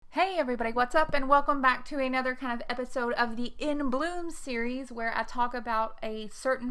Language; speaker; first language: English; native; English